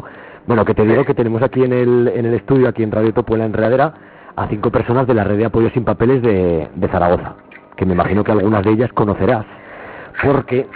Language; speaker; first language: Spanish; native; Spanish